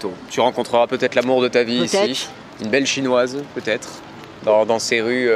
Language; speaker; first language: French; native; French